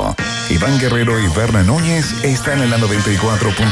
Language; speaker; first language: Spanish; native; Spanish